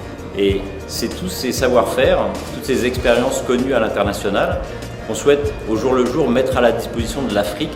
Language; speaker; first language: French; native; French